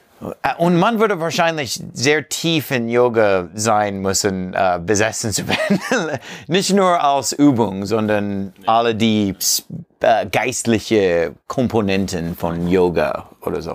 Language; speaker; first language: German; non-native, learner; English